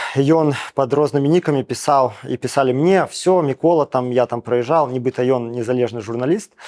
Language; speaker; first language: Belarusian; non-native, local second language; Russian